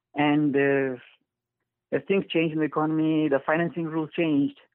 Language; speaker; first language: English; non-native, fluent; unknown